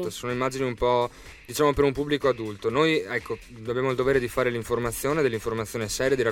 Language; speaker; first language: Italian; native; Italian